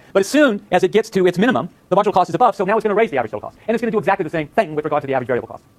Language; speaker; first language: English; native; English